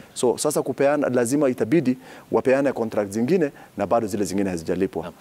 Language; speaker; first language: Swahili; non-native, local second language; Somali